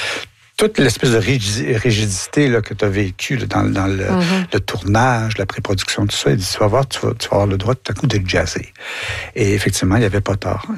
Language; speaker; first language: French; native; French